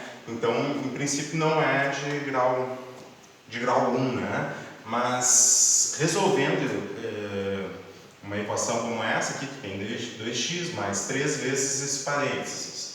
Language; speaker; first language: Portuguese; native; Portuguese